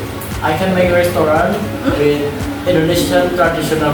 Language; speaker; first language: English; non-native, learner; Indonesian